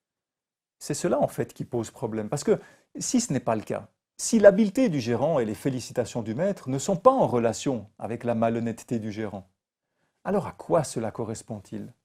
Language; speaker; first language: French; native; French